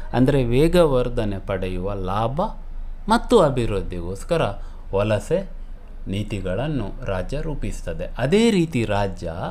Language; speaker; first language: Kannada; non-native, local second language; Konkani